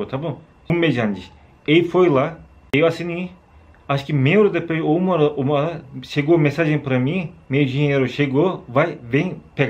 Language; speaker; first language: Portuguese; non-native, learner; Turkish